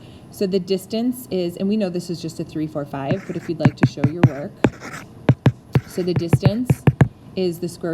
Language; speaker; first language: English; native; English